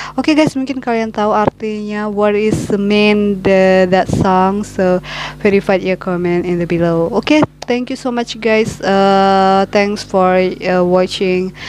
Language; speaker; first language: English; non-native, learner; Indonesian